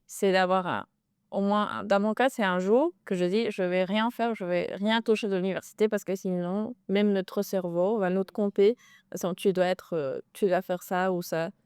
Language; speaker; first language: French; non-native, fluent; Spanish